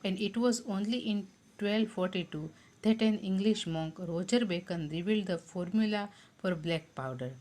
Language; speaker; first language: English; non-native, local second language; Gujarati